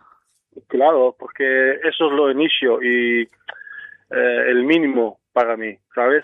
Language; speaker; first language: Spanish; non-native, fluent; Dutch